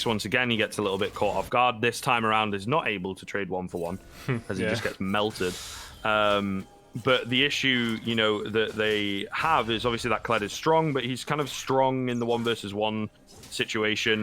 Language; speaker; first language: English; native; English